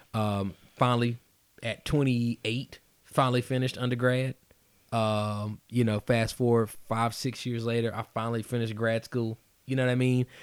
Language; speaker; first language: English; native; English